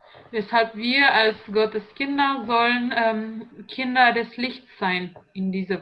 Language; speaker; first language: German; non-native, learner; Indonesian